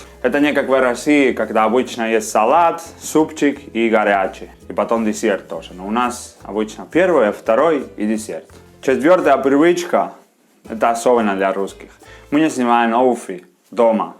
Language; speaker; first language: Russian; non-native, learner; Spanish